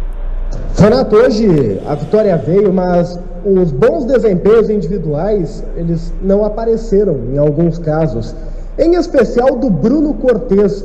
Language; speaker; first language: Portuguese; native; Portuguese